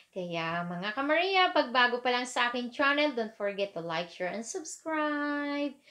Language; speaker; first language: Filipino; non-native, local second language; Hiligaynon